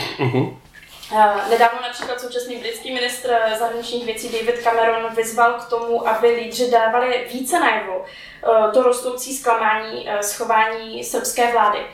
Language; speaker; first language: Czech; native; Czech